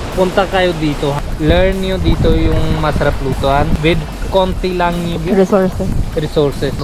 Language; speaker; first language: Filipino; non-native, learner; Punjabi